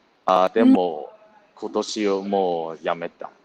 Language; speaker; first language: Japanese; non-native, learner; English